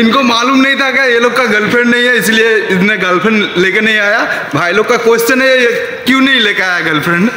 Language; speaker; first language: Hindi; non-native, learner; Bangla